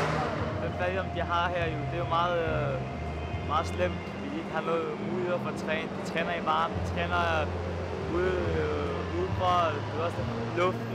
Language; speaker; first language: Danish; non-native, local second language; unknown